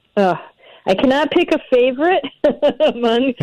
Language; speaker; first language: English; native; English